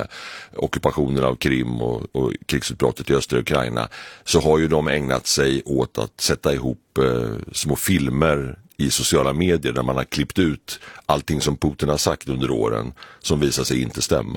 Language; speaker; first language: Swedish; native; Swedish